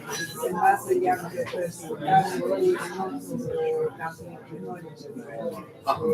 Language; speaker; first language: English; non-native, learner; Russian